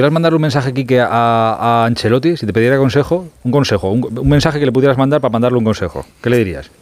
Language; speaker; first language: Spanish; native; Spanish